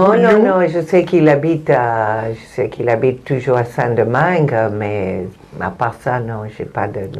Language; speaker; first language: French; non-native, fluent; Spanish